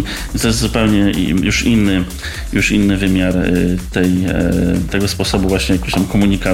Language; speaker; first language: Polish; native; Polish